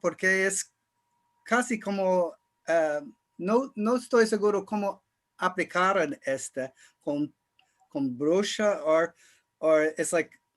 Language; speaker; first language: Spanish; non-native, fluent; English